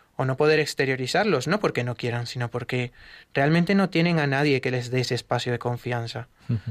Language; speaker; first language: Spanish; native; Spanish